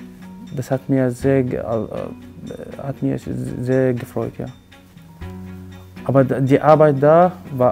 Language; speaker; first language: German; non-native, fluent; Arabic